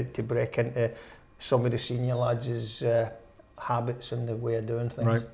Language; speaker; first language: English; native; English